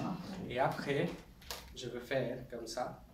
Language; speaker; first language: French; non-native, learner; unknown